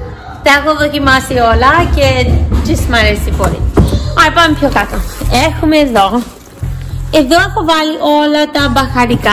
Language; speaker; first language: Greek; early bilingual, heritage; English